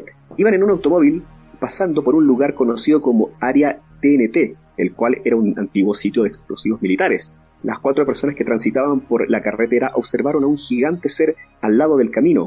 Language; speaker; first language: Spanish; native; Spanish